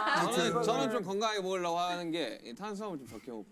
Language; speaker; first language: Korean; native; Korean